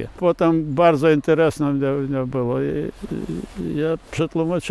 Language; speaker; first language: Polish; non-native, learner; Lithuanian